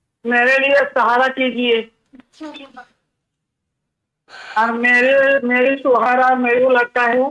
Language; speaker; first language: Hindi; non-native, learner; Bangla